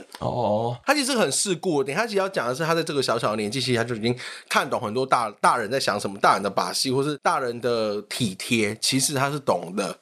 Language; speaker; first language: Chinese; native; Chinese